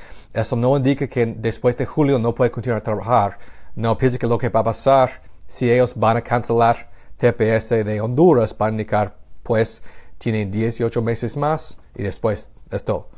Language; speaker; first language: Spanish; non-native, fluent; English